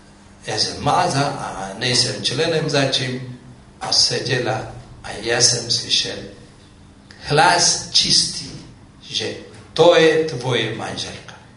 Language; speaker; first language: Czech; non-native, fluent; Amharic